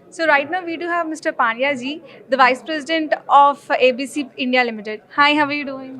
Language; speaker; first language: English; non-native, local second language; Telugu